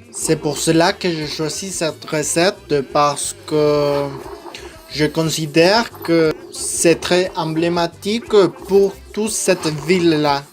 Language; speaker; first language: French; non-native, fluent; Spanish